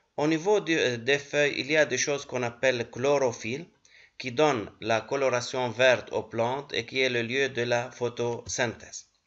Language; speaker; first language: French; non-native, local second language; Arabic